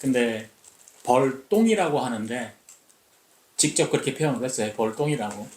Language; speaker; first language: Korean; native; Korean